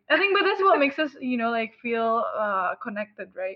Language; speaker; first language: English; non-native, fluent; Indonesian